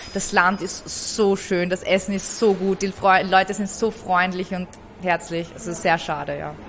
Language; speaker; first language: German; early bilingual, other home language; Persian